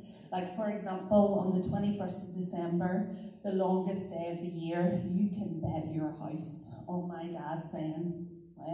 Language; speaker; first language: English; native; English